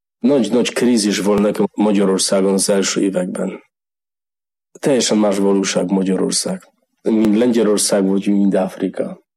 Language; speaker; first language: Hungarian; non-native, learner; Polish